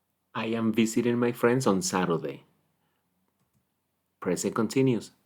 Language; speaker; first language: English; non-native, fluent; Spanish